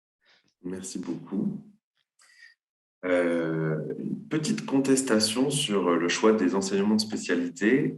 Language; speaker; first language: French; native; French